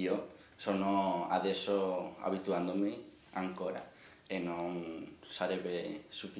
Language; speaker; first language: Italian; non-native, learner; Spanish